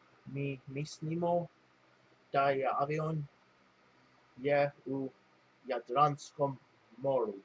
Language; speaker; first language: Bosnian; non-native, learner; English